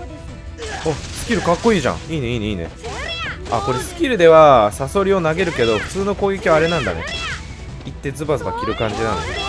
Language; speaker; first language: Japanese; native; Japanese